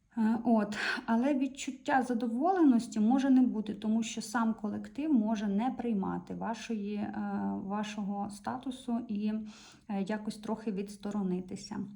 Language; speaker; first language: Ukrainian; non-native, local second language; Russian